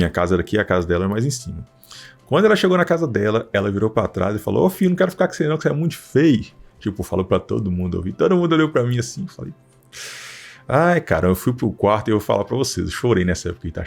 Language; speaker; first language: Portuguese; native; Portuguese